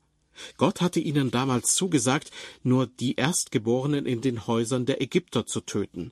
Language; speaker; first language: German; native; German